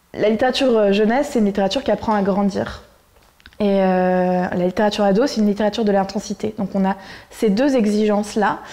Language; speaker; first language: French; native; French